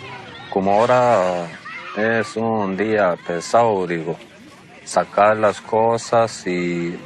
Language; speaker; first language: Spanish; non-native, local second language; Plautdietsch